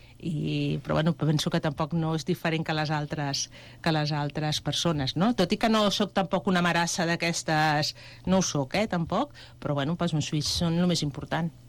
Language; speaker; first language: Catalan; native; Catalan